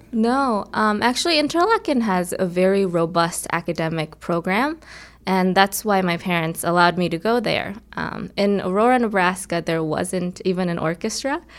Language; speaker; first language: English; early bilingual, other home language; Korean